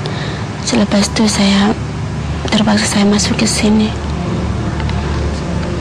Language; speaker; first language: Indonesian; non-native, local second language; Javanese